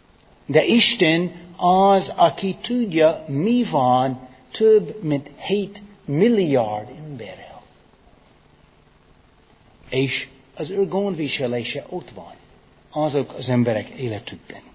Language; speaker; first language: Hungarian; non-native, fluent; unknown